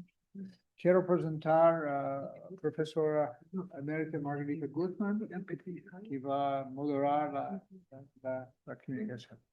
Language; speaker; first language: Spanish; non-native, fluent; English